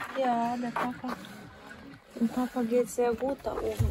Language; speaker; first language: German; non-native, learner; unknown